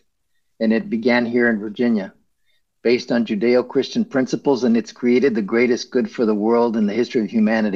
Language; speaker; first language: English; early bilingual, other home language; Spanish